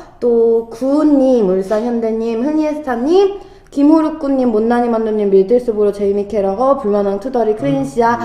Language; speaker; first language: Korean; native; Korean